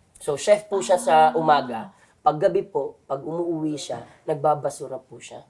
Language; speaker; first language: Filipino; non-native, local second language; Cebuano